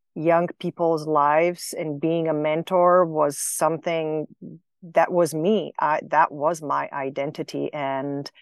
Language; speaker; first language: English; non-native, fluent; Slovenian